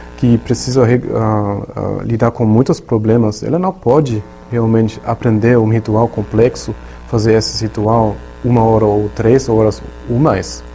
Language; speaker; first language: Portuguese; non-native, learner; German